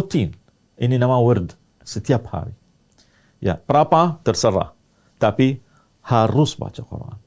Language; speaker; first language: Indonesian; non-native, learner; Arabic